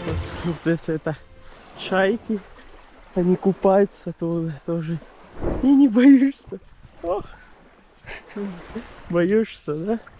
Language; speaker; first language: Russian; non-native, learner; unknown